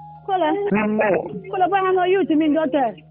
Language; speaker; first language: Swedish; non-native, learner; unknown